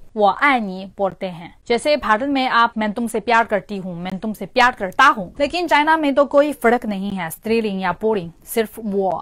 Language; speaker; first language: Hindi; non-native, fluent; Chinese